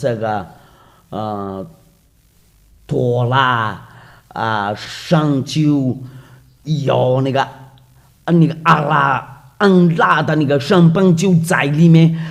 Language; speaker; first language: Chinese; non-native, fluent; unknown